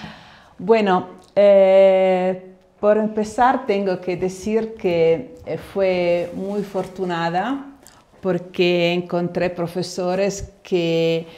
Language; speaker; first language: Spanish; non-native, fluent; Italian